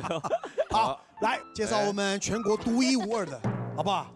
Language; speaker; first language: Chinese; native; Chinese